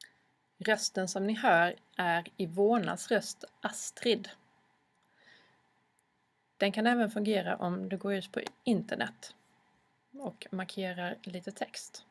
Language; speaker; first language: Swedish; native; Swedish